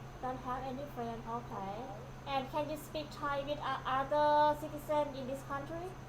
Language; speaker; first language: English; non-native, learner; Thai